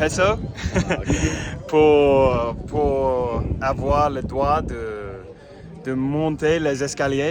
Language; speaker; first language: French; non-native, learner; English